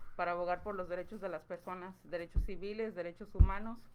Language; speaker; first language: Spanish; early bilingual, heritage; Spanish